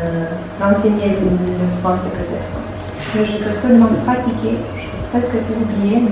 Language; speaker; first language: French; non-native, learner; Romanian